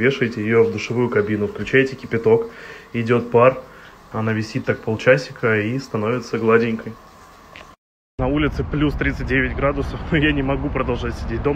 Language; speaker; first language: Russian; native; Russian